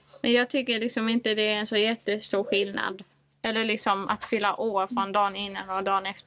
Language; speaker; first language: Swedish; native; Swedish